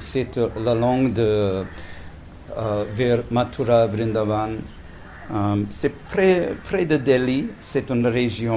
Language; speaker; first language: French; non-native, fluent; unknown